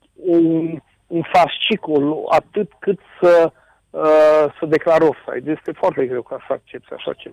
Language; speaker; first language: Romanian; native; Romanian